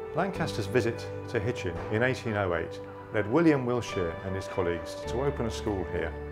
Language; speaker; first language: English; native; English